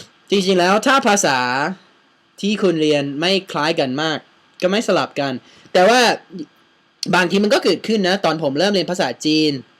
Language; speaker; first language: Thai; non-native, fluent; English